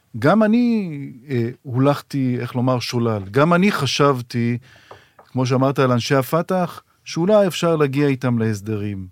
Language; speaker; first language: Hebrew; native; Hebrew